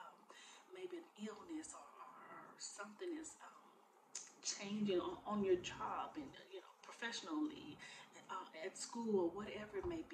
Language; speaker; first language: English; native; English